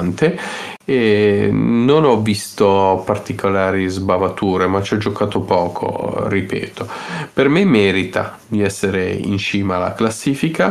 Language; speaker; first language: Italian; native; Italian